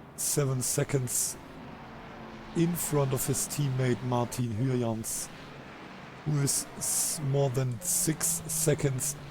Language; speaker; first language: English; non-native, fluent; German